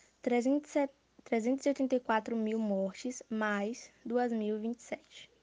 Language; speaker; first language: Portuguese; native; Portuguese